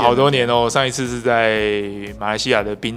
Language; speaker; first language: Chinese; native; Chinese